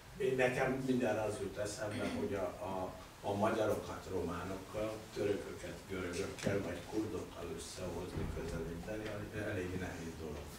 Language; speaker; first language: Hungarian; non-native, fluent; Turkish